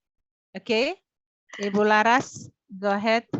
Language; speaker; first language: English; non-native, fluent; Indonesian